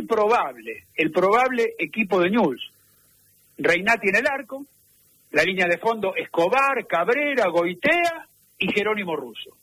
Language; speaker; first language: Spanish; native; Spanish